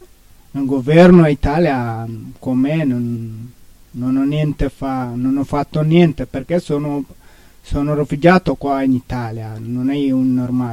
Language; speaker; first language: Italian; non-native, learner; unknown